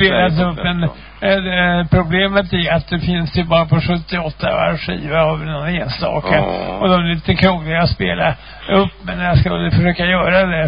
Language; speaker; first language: Swedish; native; Swedish